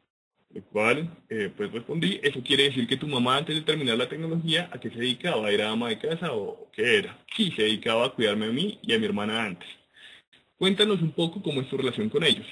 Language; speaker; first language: Spanish; native; Spanish